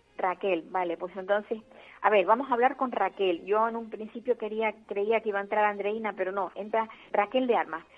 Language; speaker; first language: Spanish; native; Spanish